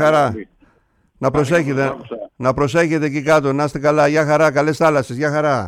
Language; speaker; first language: Greek; native; Greek